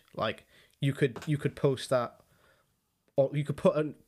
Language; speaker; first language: English; non-native, local second language; Welsh